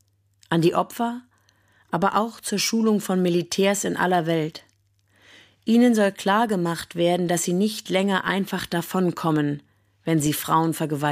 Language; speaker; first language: German; native; German